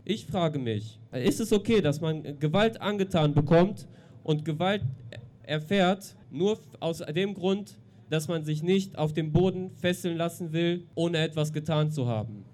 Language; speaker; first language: German; native; German